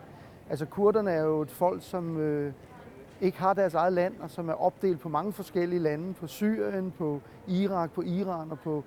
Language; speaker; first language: Danish; native; Danish